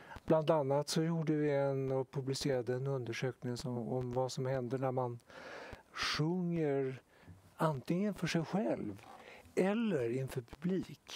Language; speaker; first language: Swedish; native; Swedish